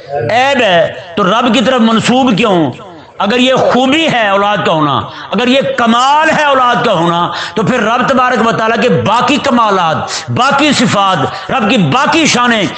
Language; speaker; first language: Urdu; non-native, local second language; Punjabi